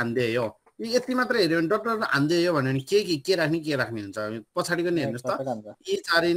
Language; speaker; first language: Korean; non-native, learner; Nepali